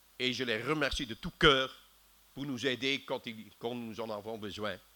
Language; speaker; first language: French; non-native, local second language; Dutch